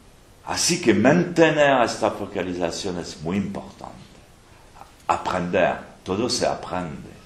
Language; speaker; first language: Spanish; non-native, fluent; French